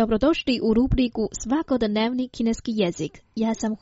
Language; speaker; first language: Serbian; non-native, fluent; Chinese